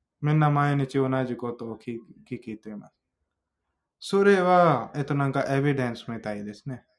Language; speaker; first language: Japanese; non-native, fluent; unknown